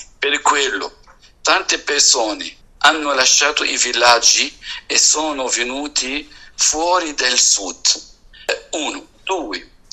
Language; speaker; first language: Italian; non-native, fluent; Arabic